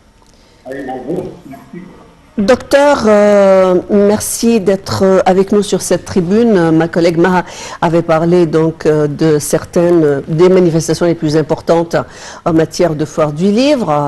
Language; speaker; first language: French; non-native, fluent; Arabic